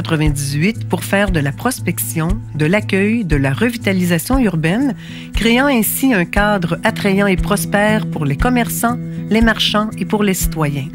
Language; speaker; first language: French; native; French